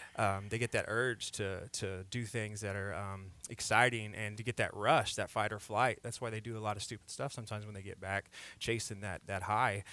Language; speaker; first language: English; native; English